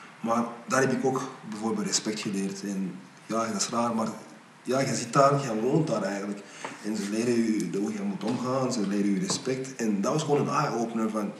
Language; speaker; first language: Dutch; early bilingual, other home language; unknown